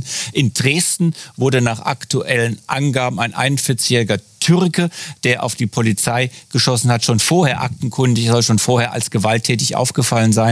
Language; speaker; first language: German; native; German